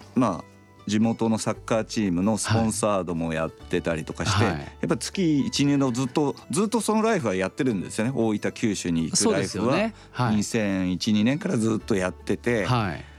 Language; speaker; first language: Japanese; native; Japanese